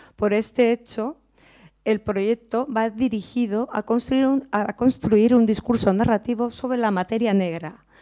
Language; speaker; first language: Spanish; native; Spanish